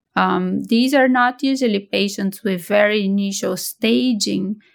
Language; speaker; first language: English; non-native, fluent; Portuguese